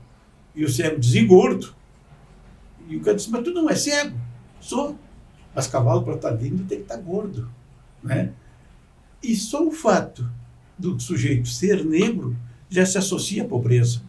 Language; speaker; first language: Portuguese; native; Portuguese